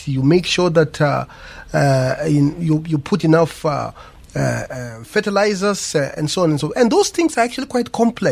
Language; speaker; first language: English; non-native, local second language; Venda